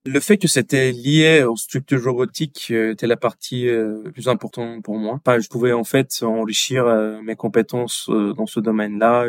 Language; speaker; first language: French; non-native, fluent; Turkish